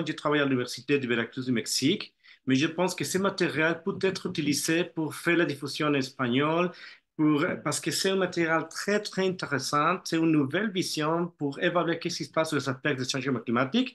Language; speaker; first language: French; non-native, fluent; Spanish